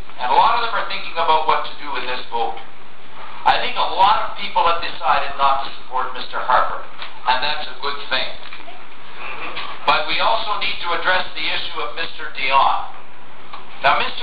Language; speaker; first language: English; native; English